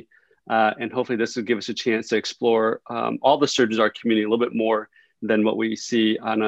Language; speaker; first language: English; early bilingual, other home language; Vietnamese